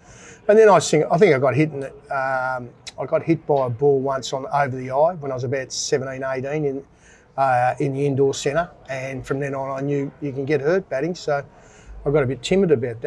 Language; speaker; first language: English; native; English